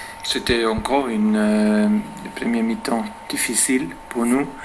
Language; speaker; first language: French; non-native, fluent; German